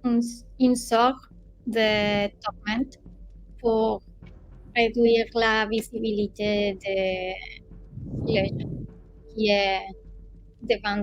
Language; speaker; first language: French; non-native, learner; Spanish